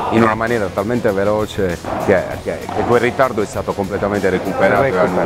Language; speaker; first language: Italian; native; Italian